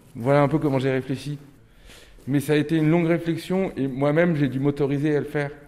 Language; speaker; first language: French; early bilingual, other home language; Turkish